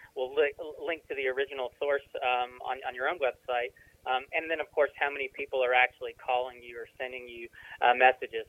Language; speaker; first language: English; native; English